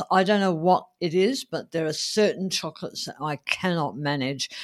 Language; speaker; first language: English; native; English